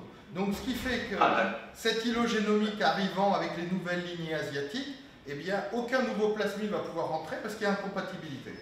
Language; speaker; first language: French; native; French